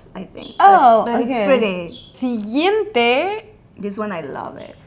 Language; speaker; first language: English; non-native, fluent; Catalan